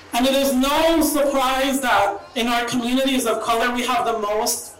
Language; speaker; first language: English; early bilingual, other home language; Spanish